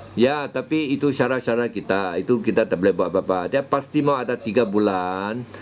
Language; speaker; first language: Malay; non-native, local second language; Chinese